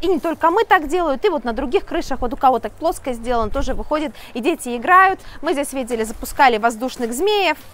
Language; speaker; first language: Russian; native; Russian